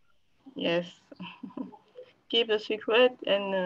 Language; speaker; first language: English; non-native, learner; French